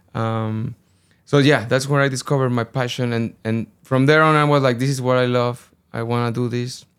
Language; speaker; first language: English; non-native, fluent; Spanish